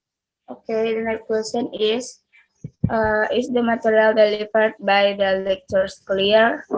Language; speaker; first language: English; non-native, learner; Indonesian